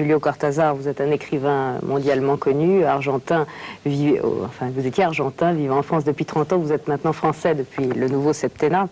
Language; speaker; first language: French; native; French